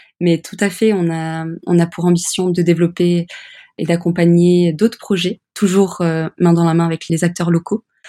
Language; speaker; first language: French; early bilingual, other home language; English